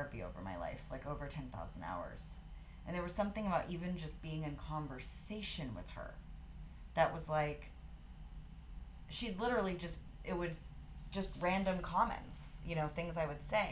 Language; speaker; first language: English; native; English